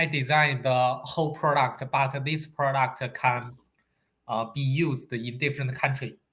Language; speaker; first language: English; non-native, learner; Chinese